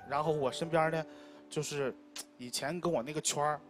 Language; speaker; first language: Chinese; native; Chinese